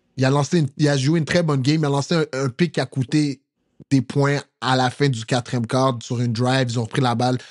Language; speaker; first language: French; native; French